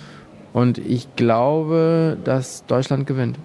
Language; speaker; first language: German; native; German